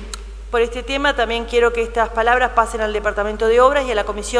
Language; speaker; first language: Spanish; native; Spanish